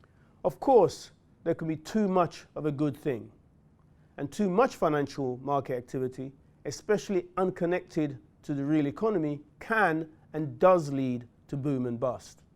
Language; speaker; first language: English; native; English